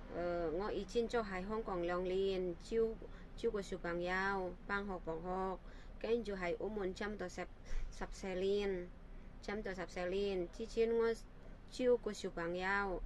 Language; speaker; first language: Cantonese; non-native, fluent; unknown